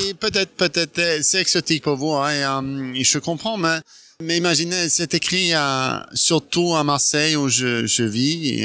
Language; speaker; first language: French; non-native, fluent; Norwegian